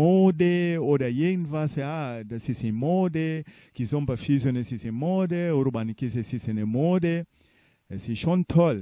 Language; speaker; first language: German; non-native, fluent; Portuguese